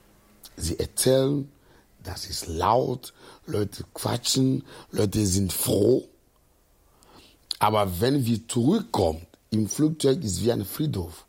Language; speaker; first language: German; non-native, fluent; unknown